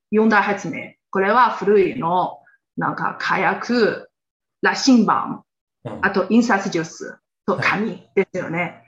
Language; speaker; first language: Japanese; non-native, fluent; Chinese